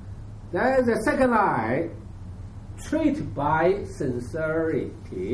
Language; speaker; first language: English; non-native, learner; Chinese